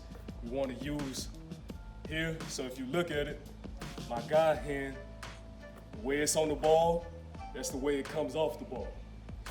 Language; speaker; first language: English; native; English